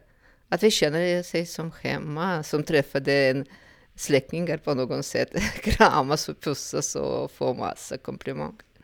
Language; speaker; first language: Swedish; non-native, fluent; Russian